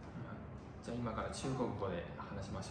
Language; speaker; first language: Japanese; non-native, fluent; Chinese